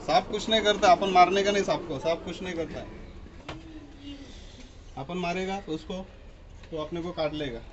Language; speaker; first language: Hindi; non-native, local second language; Marathi